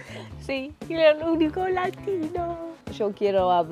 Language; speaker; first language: Spanish; non-native, learner; English